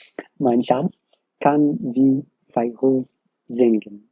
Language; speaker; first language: German; non-native, fluent; Arabic